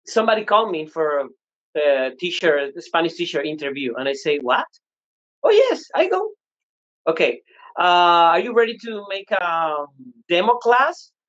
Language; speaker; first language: English; non-native, learner; Spanish